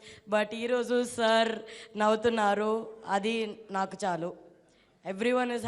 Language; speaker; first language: Telugu; non-native, learner; Tamil